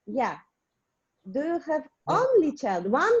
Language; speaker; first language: English; non-native, learner; Russian